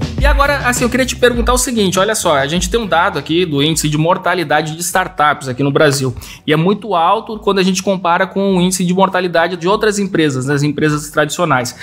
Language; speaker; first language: Portuguese; native; Portuguese